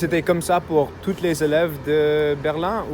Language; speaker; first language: French; non-native, fluent; English